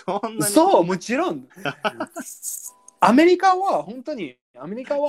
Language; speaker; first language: Japanese; non-native, learner; English